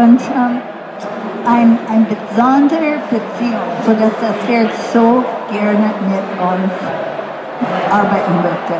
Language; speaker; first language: German; non-native, fluent; English